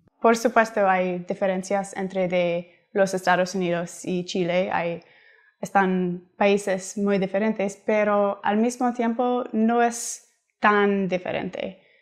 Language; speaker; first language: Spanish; non-native, learner; English